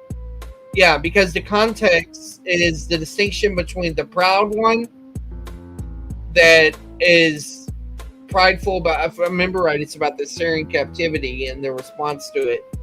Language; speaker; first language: English; native; English